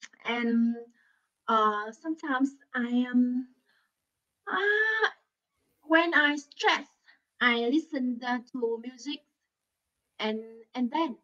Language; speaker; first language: English; non-native, learner; Vietnamese